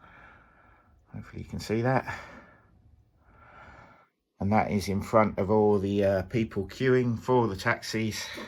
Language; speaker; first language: English; native; English